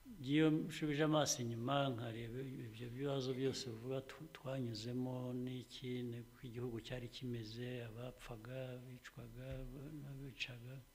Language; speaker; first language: Kinyarwanda; early bilingual, heritage; Kinyarwanda